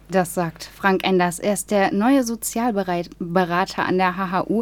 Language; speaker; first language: German; native; German